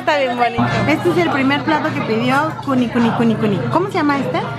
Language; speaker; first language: Spanish; native; Spanish